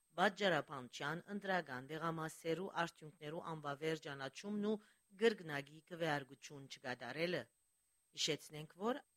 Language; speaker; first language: Armenian; early bilingual, heritage; Armenian